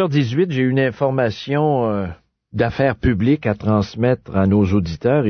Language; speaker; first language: French; native; French